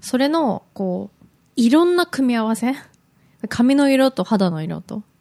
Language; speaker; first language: Japanese; native; Japanese